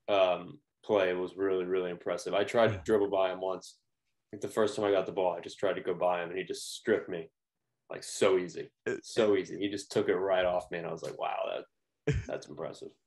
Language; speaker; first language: English; native; English